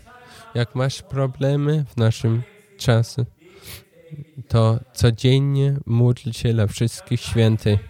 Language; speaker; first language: Polish; non-native, learner; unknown